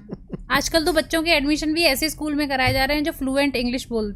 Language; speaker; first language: Hindi; native; Hindi